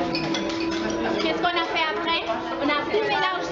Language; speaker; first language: French; non-native, fluent; Galician